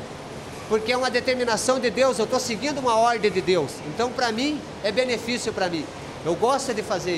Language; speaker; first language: Portuguese; non-native, local second language; Wolof